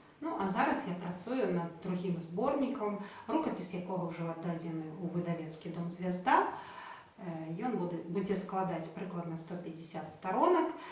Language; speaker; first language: Belarusian; native; Belarusian